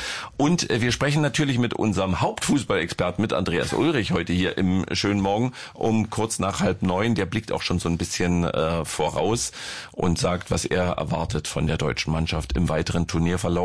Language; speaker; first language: German; native; German